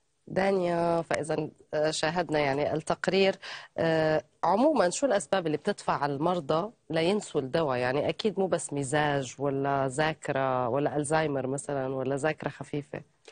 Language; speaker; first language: Arabic; native; Arabic